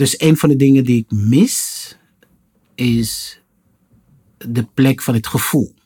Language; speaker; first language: Dutch; non-native, fluent; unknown